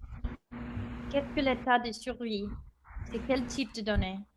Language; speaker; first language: French; non-native, fluent; English